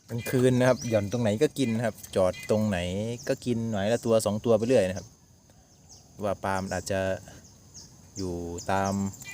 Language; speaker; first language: Thai; native; Thai